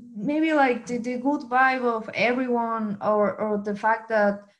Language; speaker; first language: English; non-native, fluent; Spanish